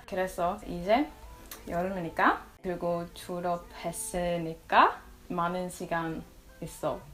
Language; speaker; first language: Korean; non-native, learner; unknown